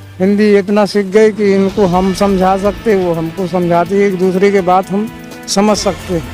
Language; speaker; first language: Hindi; native; Hindi